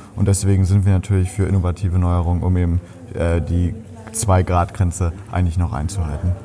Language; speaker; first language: German; native; German